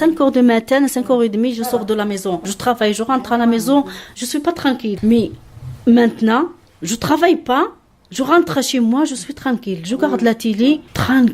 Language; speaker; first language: French; non-native, learner; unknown